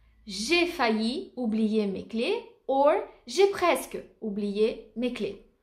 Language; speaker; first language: French; native; French